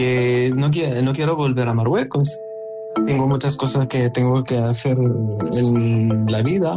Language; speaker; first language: Spanish; non-native, learner; Arabic